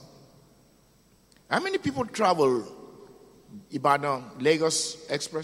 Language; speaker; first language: English; non-native, local second language; Yoruba